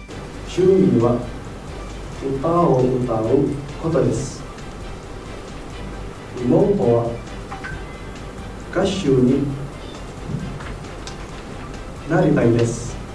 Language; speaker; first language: Japanese; non-native, learner; Indonesian